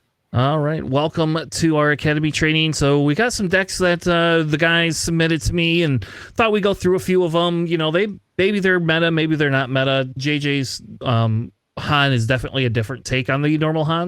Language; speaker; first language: English; native; English